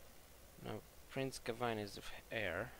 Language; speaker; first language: English; native; English